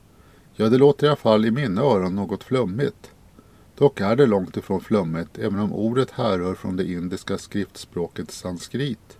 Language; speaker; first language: Swedish; native; Swedish